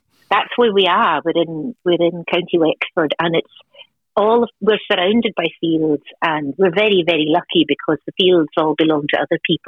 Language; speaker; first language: English; native; English